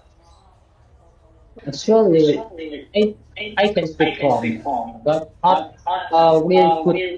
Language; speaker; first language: English; non-native, learner; Javanese